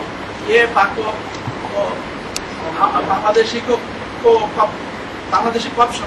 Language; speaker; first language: Hindi; non-native, learner; Bangla